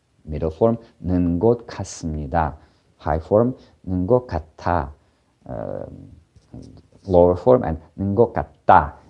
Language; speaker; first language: Korean; non-native, fluent; Ukrainian